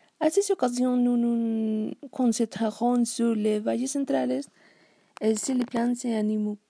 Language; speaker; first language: French; non-native, learner; Spanish